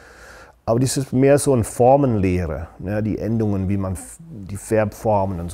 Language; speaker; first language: German; non-native, fluent; English